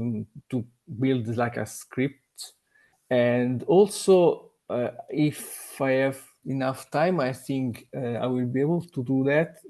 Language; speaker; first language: English; non-native, learner; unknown